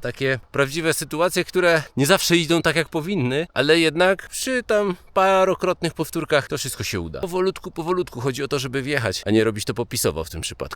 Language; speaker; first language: Polish; native; Polish